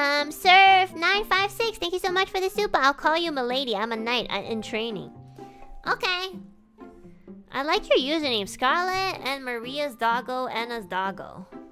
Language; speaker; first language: English; native; English